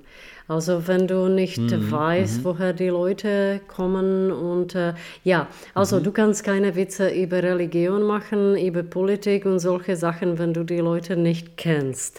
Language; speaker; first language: German; non-native, fluent; Czech